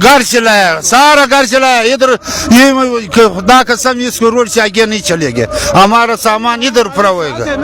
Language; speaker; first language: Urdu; non-native, local second language; Pashto